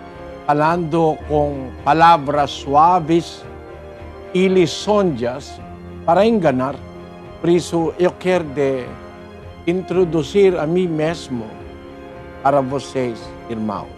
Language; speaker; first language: Portuguese; non-native, learner; Filipino